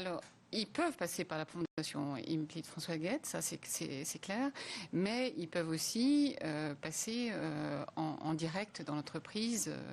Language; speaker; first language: French; native; French